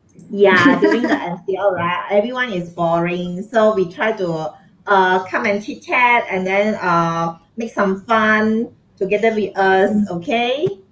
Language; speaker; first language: English; non-native, local second language; Chinese